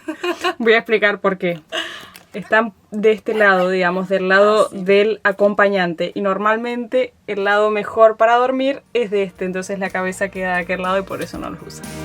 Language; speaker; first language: Spanish; native; Spanish